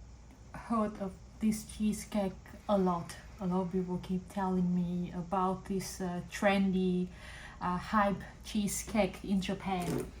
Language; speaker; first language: English; non-native, fluent; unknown